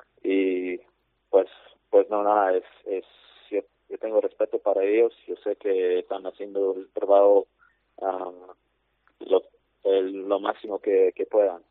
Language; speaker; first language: Spanish; non-native, fluent; English